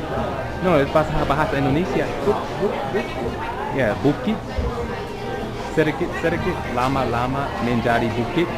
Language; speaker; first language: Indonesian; non-native, learner; English